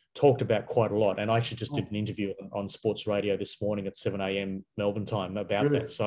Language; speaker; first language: English; native; English